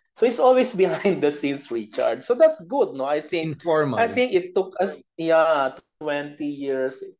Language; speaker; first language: English; non-native, local second language; Bikol